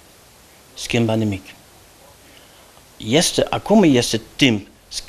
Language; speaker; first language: Romanian; non-native, learner; Dutch